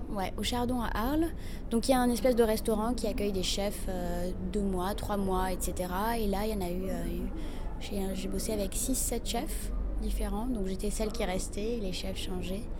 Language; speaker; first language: French; non-native, local second language; Arabic